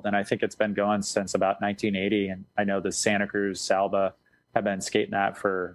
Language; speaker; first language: English; native; English